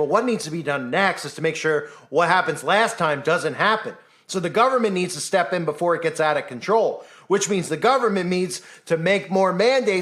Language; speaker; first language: English; native; English